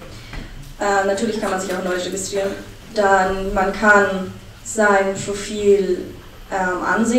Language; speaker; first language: German; native; German